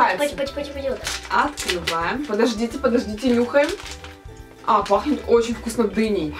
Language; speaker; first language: Russian; native; Russian